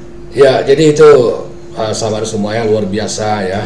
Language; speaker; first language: Indonesian; native; Indonesian